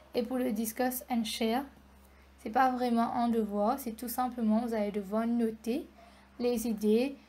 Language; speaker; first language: French; non-native, local second language; Morisyen